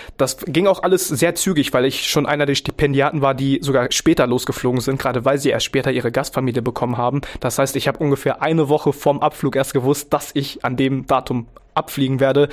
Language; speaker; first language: German; early bilingual, other home language; Vietnamese